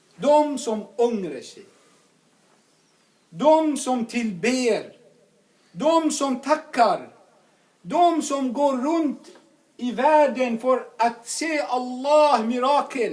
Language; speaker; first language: Swedish; non-native, fluent; Arabic